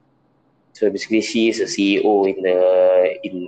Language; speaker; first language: English; non-native, local second language; Malay